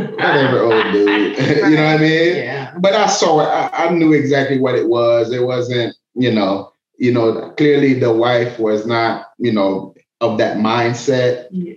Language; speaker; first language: English; native; English